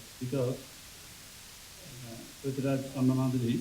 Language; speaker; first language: Tamil; non-native, learner; Malayalam